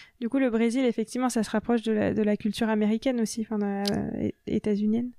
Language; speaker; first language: French; native; French